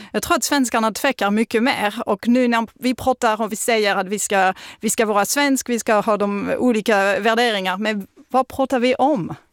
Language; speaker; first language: Swedish; non-native, fluent; French